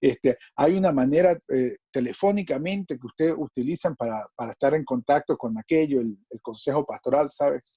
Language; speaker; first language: Spanish; native; Spanish